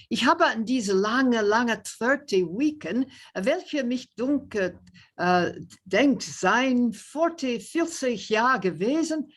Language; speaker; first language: German; non-native, learner; English